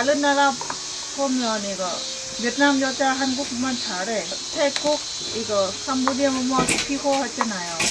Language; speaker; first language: Korean; non-native, learner; Lao